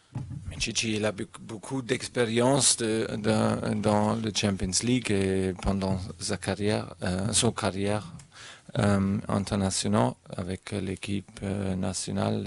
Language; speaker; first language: French; non-native, fluent; German